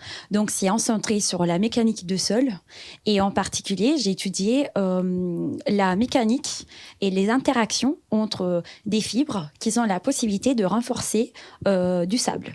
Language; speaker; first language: French; native; French